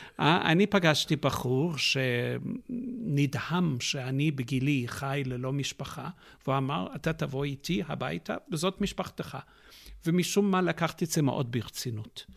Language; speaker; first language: Hebrew; non-native, fluent; English